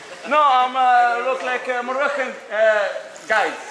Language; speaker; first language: English; non-native, learner; Arabic